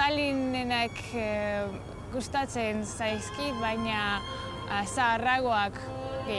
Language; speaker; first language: Basque; non-native, learner; Russian